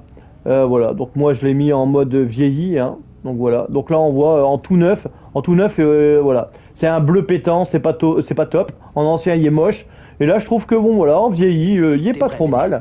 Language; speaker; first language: French; native; French